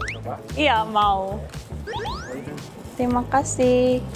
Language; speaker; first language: Indonesian; non-native, fluent; Korean